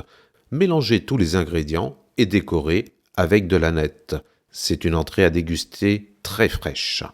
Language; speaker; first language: French; native; French